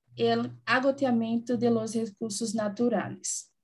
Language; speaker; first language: Spanish; non-native, learner; Portuguese